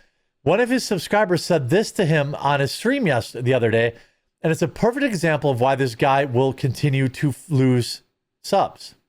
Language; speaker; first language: English; native; English